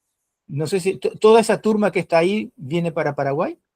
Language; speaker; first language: Spanish; non-native, fluent; Portuguese